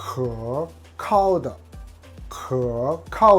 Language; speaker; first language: Chinese; non-native, learner; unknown